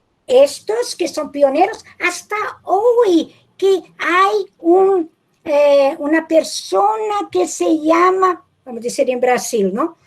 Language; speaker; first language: Spanish; non-native, fluent; Portuguese